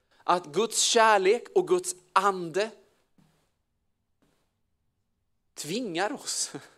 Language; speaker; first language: Swedish; native; Swedish